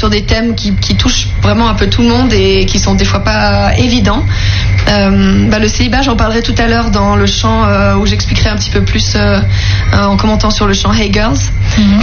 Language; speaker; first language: French; native; French